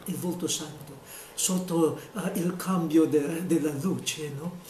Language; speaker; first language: Italian; non-native, fluent; Filipino